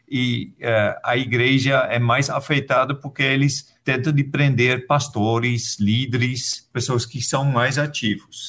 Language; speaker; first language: Portuguese; non-native, fluent; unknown